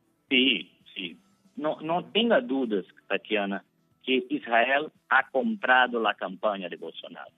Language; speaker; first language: Spanish; non-native, fluent; Portuguese